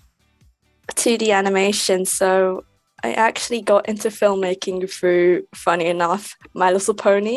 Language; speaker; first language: English; native; English